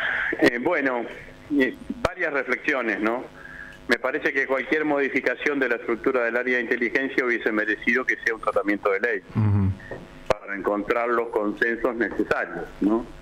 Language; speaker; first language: Spanish; native; Spanish